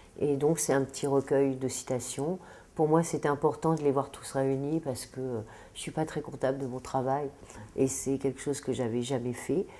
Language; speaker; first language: French; native; French